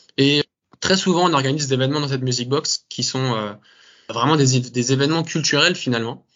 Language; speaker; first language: French; native; French